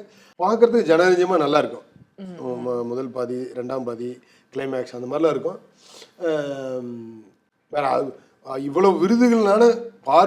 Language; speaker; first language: Tamil; native; Tamil